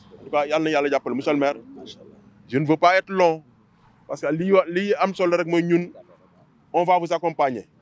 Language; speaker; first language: Wolof; native; Wolof